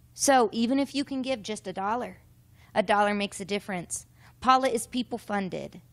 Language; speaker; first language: English; native; English